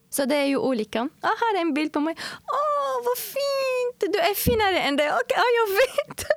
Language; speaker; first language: Swedish; non-native, fluent; Arabic